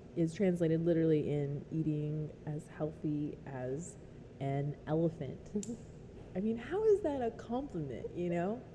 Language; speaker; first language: English; native; English